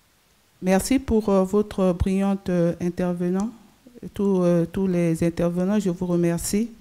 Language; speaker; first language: French; non-native, local second language; Sango